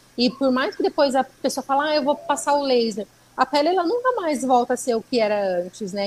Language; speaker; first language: Portuguese; native; Portuguese